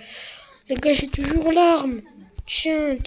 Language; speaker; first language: French; native; French